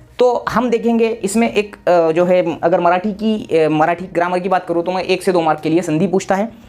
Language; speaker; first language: Hindi; non-native, local second language; Urdu